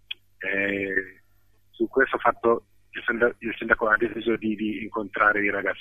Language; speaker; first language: Italian; non-native, fluent; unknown